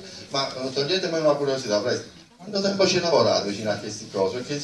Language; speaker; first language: Italian; native; Italian